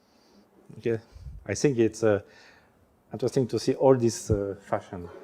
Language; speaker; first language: English; non-native, learner; French